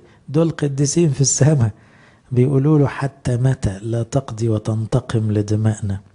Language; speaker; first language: Arabic; native; Arabic